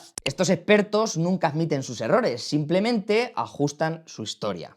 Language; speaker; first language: Spanish; native; Spanish